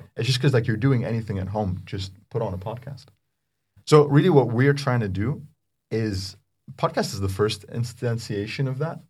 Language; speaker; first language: English; non-native, fluent; Arabic